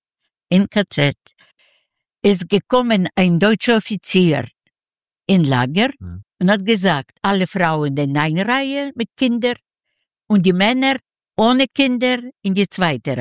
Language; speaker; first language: German; non-native, learner; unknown